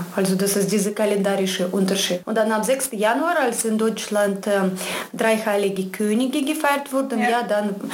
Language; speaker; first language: German; non-native, fluent; Russian